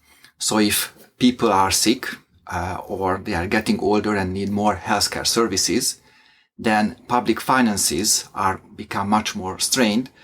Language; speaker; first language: English; non-native, fluent; Hungarian